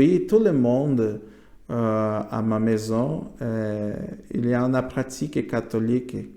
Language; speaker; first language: French; non-native, learner; Portuguese